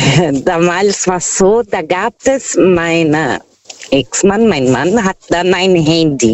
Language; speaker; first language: German; non-native, fluent; Portuguese